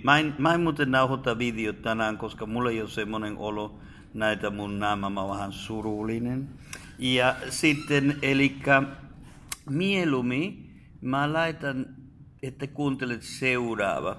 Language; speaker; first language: Finnish; non-native, fluent; Spanish